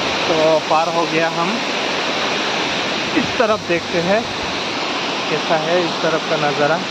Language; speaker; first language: Hindi; non-native, local second language; Kok Borok